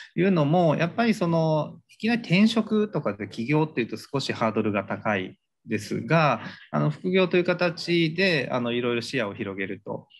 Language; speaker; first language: Japanese; native; Japanese